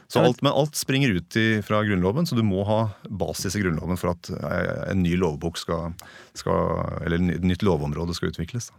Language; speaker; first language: Norwegian; native; Norwegian